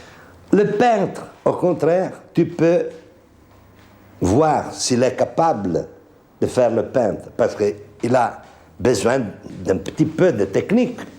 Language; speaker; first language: French; non-native, fluent; Italian